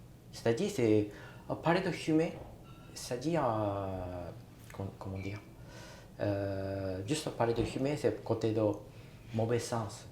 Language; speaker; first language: French; non-native, learner; Japanese